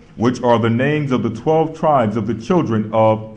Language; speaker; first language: English; native; English